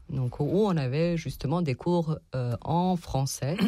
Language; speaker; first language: French; non-native, fluent; Serbian